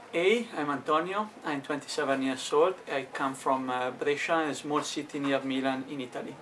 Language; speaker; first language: English; non-native, learner; Italian